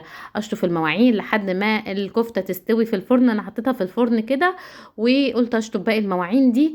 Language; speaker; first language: Arabic; native; Arabic